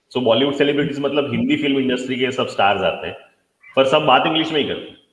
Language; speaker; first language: Hindi; non-native, local second language; Gujarati